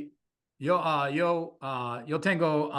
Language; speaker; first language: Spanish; non-native, learner; English